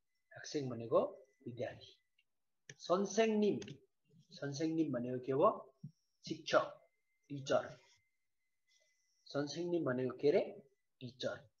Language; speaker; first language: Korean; non-native, fluent; Nepali